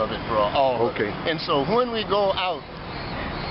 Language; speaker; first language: English; native; English